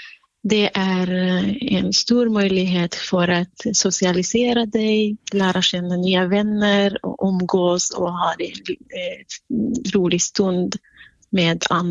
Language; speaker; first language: Swedish; non-native, fluent; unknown